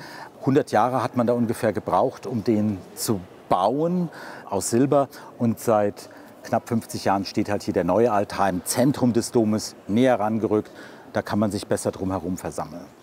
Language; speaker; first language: German; native; German